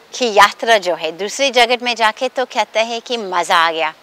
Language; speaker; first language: Hindi; non-native, fluent; English